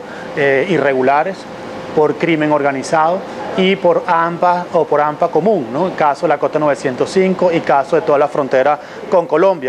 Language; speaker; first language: Spanish; native; Spanish